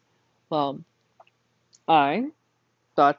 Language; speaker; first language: English; native; English